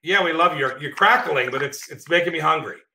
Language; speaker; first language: English; native; English